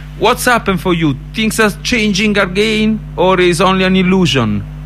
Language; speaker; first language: English; non-native, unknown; Italian